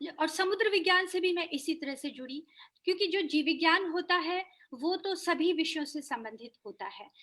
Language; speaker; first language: Hindi; native; Hindi